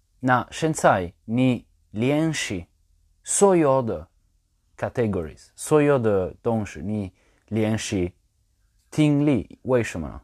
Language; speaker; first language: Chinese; non-native, learner; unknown